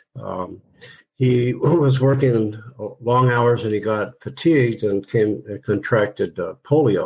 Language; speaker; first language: English; native; English